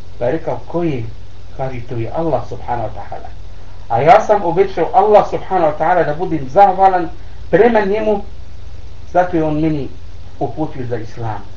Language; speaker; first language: Bosnian; non-native, learner; Arabic